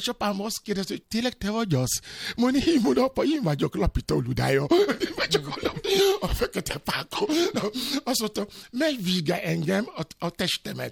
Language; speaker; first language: Hungarian; non-native, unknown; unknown